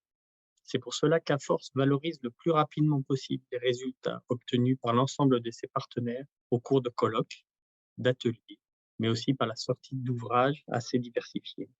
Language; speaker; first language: French; native; French